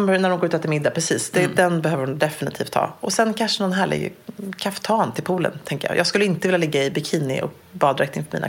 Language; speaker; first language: Swedish; native; Swedish